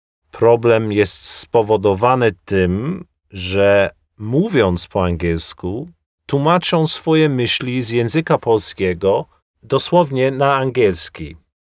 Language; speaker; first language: Polish; non-native, fluent; English